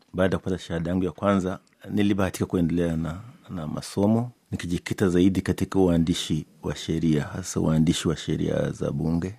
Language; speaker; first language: Swahili; non-native, local second language; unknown